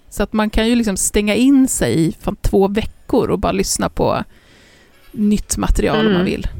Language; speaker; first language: Swedish; native; Swedish